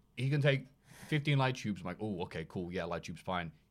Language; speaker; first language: English; native; English